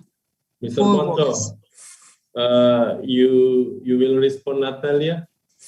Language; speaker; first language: English; non-native, fluent; Indonesian